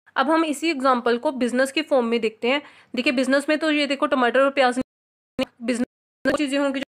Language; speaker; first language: Hindi; non-native, local second language; Punjabi